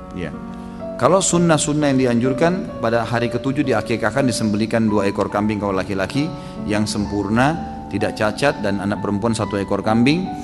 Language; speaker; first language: Indonesian; native; Indonesian